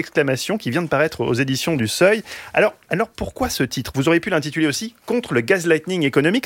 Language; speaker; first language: French; native; French